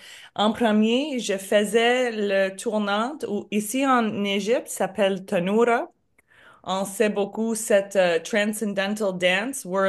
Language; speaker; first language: French; non-native, learner; English